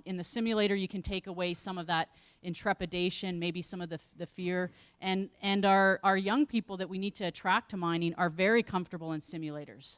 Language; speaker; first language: English; native; English